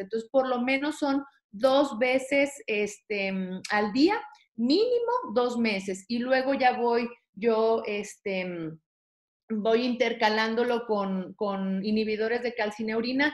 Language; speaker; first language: Spanish; native; Spanish